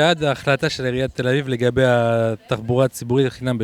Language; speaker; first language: Hebrew; non-native, fluent; French